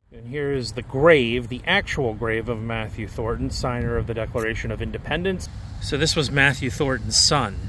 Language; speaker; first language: English; native; English